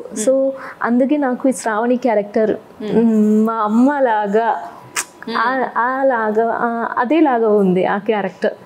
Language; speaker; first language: Telugu; non-native, learner; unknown